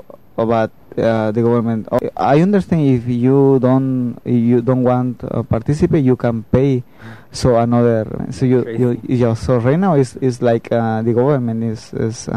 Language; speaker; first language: English; non-native, learner; Spanish